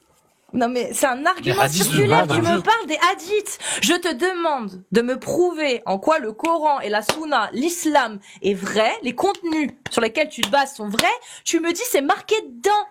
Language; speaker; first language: French; native; French